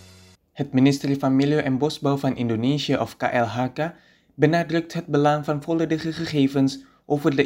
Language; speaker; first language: Dutch; non-native, fluent; Indonesian